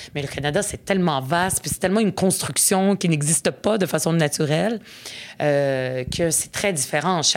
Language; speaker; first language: French; early bilingual, other home language; Arabic